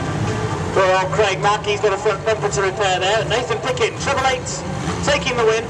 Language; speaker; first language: English; native; English